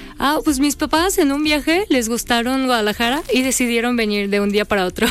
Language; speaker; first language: Spanish; early bilingual, other home language; Korean